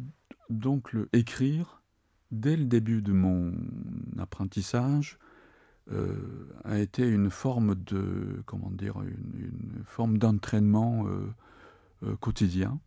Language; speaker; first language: French; non-native, fluent; Japanese